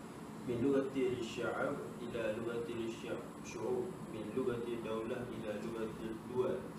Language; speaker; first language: Arabic; non-native, learner; Malay